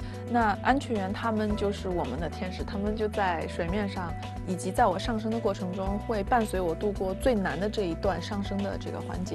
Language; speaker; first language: Chinese; native; Chinese